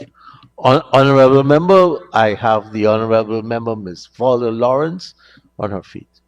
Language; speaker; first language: English; native; English